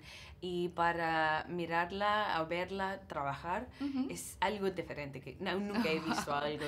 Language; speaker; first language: Spanish; non-native, learner; English